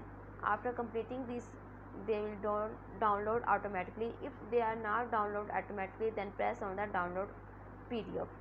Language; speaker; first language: English; non-native, local second language; Urdu